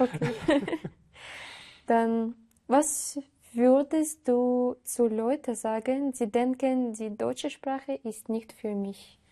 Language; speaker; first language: German; non-native, fluent; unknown